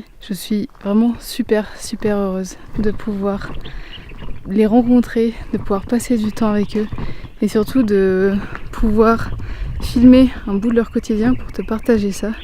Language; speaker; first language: French; native; French